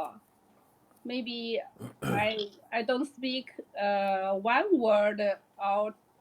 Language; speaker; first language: English; non-native, learner; Chinese